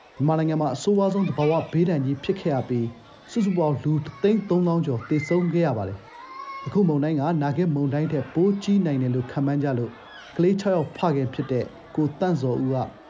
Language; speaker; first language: Burmese; native; Burmese